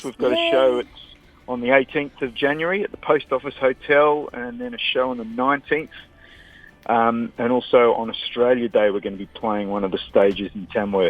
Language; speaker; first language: English; native; English